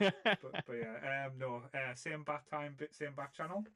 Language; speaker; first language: English; native; English